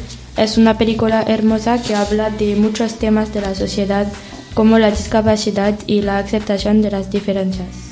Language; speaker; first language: Spanish; non-native, learner; French